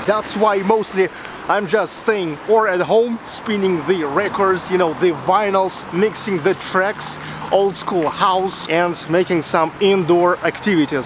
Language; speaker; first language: English; non-native, fluent; Russian